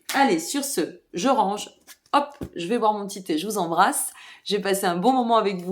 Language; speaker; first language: French; native; French